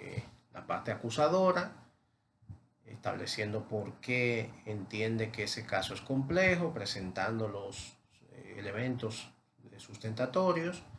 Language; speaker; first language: Spanish; native; Spanish